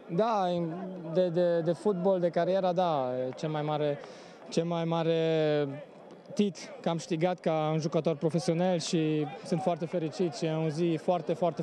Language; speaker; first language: Romanian; non-native, learner; Polish